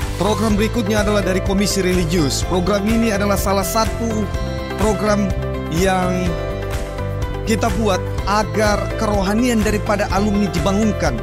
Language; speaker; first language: Indonesian; native; Indonesian